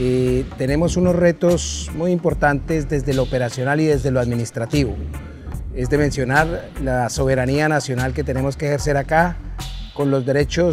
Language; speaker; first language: Spanish; native; Spanish